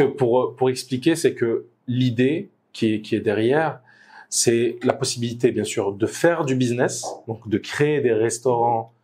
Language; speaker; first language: French; native; French